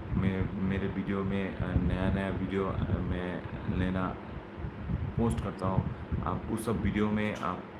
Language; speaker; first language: Hindi; non-native, learner; Bangla